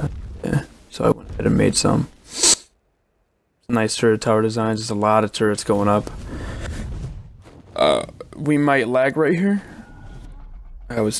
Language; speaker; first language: English; native; English